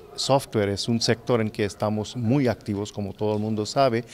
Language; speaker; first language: Spanish; non-native, fluent; Hindi